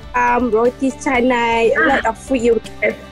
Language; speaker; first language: English; non-native, local second language; Malay